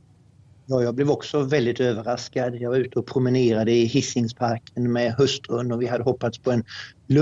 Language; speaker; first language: Swedish; native; Swedish